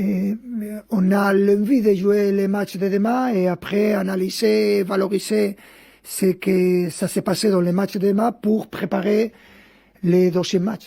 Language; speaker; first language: French; non-native, fluent; Spanish